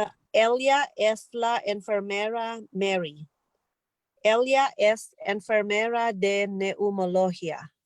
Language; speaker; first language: Spanish; non-native, learner; English